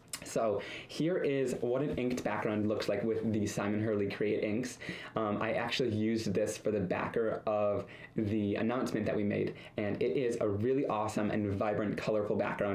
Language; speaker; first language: English; native; English